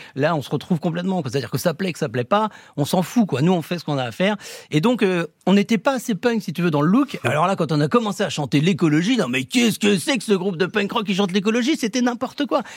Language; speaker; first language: French; native; French